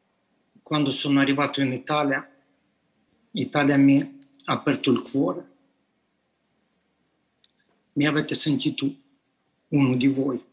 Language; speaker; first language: Italian; non-native, fluent; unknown